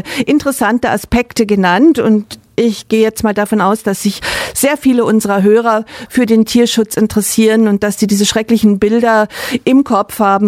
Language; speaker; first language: German; native; German